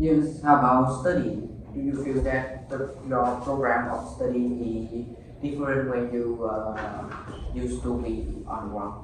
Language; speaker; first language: English; non-native, learner; Vietnamese